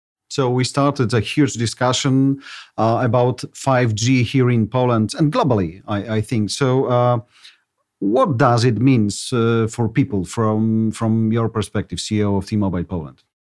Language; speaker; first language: English; non-native, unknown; Polish